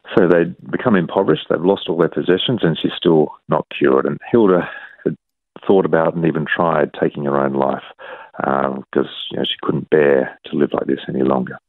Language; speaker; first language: English; native; English